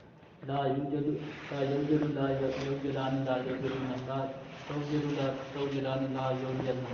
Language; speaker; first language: Arabic; non-native, learner; Urdu